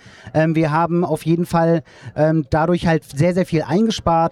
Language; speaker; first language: German; native; German